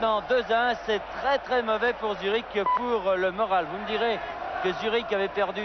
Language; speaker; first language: French; native; French